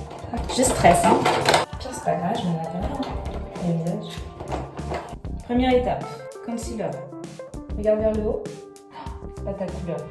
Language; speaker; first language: French; native; French